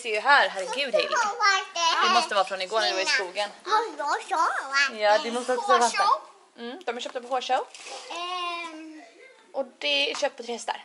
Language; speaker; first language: Swedish; native; Swedish